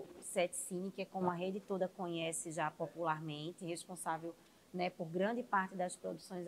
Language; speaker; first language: Portuguese; native; Portuguese